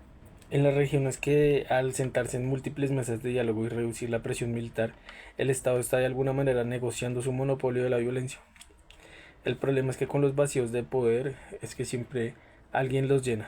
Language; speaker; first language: Spanish; native; Spanish